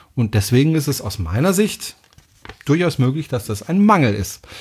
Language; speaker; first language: German; non-native, fluent; French